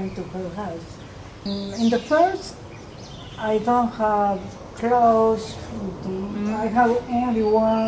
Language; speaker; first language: English; non-native, learner; Spanish